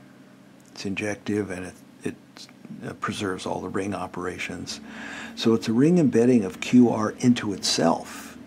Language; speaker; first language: English; native; English